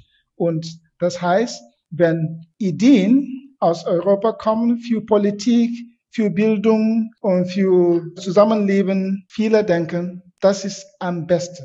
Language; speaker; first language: German; non-native, fluent; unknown